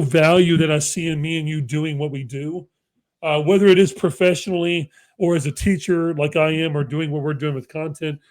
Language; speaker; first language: English; native; English